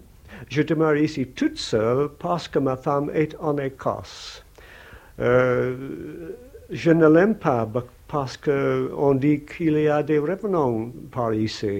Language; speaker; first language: French; non-native, learner; English